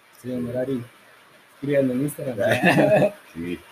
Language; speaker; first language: Spanish; native; Spanish